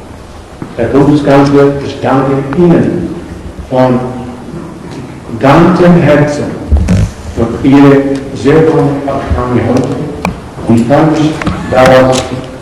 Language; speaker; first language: German; non-native, learner; Punjabi